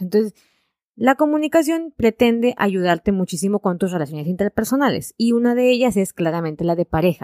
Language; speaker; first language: Spanish; native; Spanish